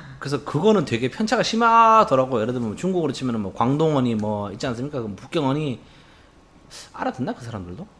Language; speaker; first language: Korean; native; Korean